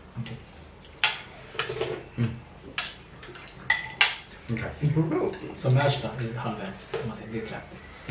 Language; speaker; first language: Swedish; early bilingual, other home language; Thai